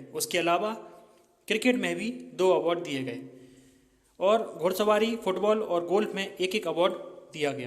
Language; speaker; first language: Hindi; native; Hindi